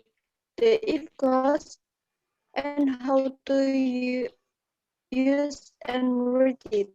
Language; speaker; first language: English; non-native, learner; Indonesian